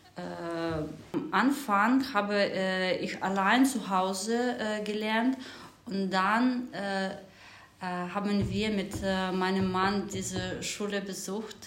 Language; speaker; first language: German; non-native, learner; Ukrainian